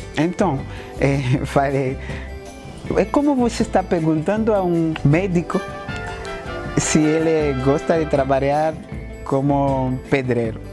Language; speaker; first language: Portuguese; non-native, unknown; Haitian Creole